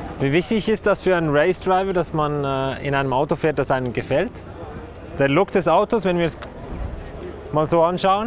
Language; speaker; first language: German; native; German